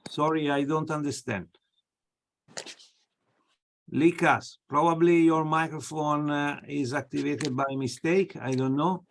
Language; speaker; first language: English; non-native, fluent; Italian